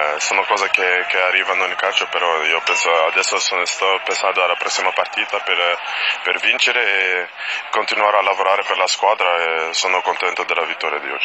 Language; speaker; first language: Italian; non-native, learner; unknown